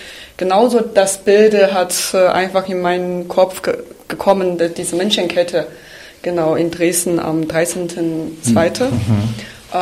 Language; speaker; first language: German; non-native, fluent; Chinese